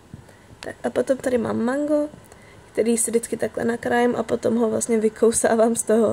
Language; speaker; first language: Czech; native; Czech